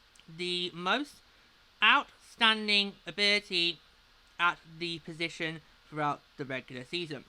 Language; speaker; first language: English; native; English